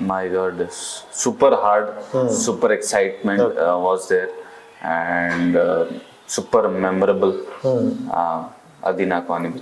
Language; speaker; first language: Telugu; non-native, local second language; Urdu